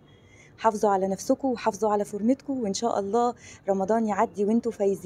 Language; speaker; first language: Arabic; native; Arabic